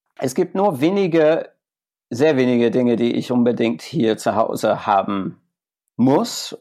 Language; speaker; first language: German; non-native, fluent; English